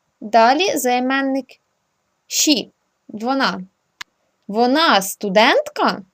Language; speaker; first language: Ukrainian; native; Ukrainian